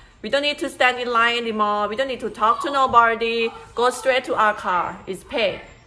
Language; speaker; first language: English; non-native, fluent; Thai